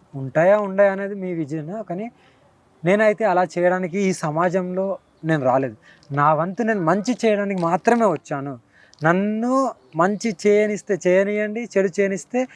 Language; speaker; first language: Telugu; native; Telugu